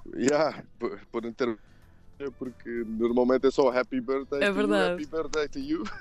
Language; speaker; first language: Portuguese; non-native, fluent; Dutch